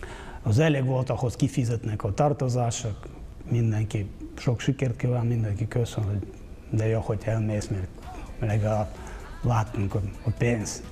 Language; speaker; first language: Hungarian; non-native, fluent; Ukrainian